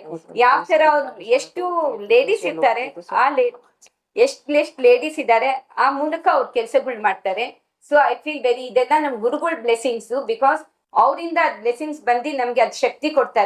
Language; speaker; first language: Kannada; non-native, local second language; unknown